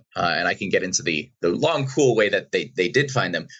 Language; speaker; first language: English; native; English